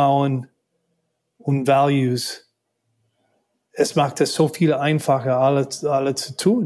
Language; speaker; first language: German; non-native, learner; English